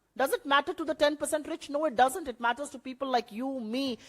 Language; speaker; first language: English; non-native, local second language; Hindi